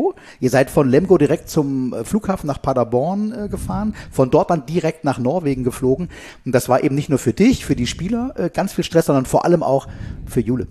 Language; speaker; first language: German; native; German